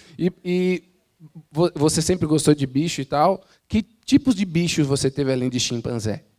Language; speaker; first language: Portuguese; native; Portuguese